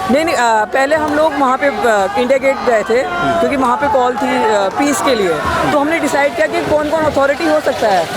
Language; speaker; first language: Hindi; native; Hindi